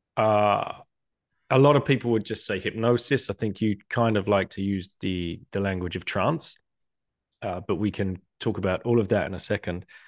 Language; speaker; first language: English; native; English